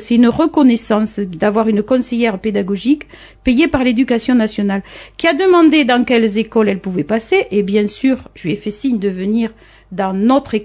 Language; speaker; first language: French; native; French